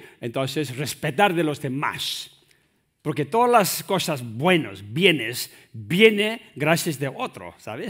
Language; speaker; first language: Spanish; non-native, learner; Tibetan